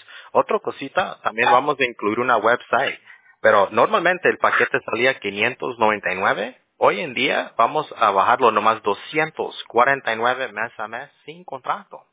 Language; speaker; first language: Spanish; early bilingual, heritage; English